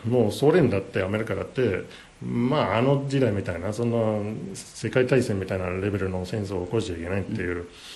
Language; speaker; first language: Japanese; non-native, fluent; English